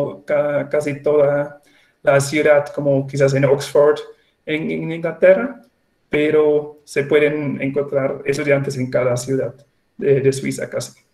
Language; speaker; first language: Spanish; non-native, fluent; Swiss German